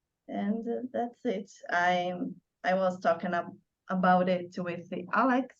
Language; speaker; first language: English; non-native, learner; Portuguese